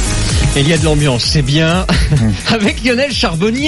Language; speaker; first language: French; native; French